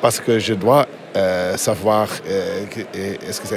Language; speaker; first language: French; non-native, learner; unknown